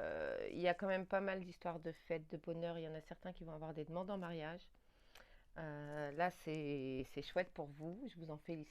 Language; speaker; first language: French; native; French